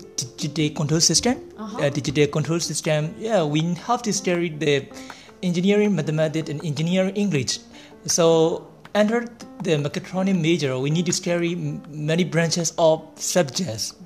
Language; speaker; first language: English; non-native, learner; Burmese